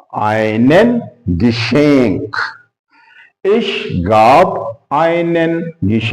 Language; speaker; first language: German; non-native, fluent; Urdu